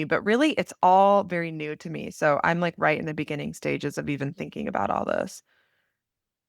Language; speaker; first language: English; native; English